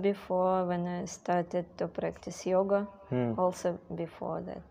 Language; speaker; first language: English; non-native, learner; Russian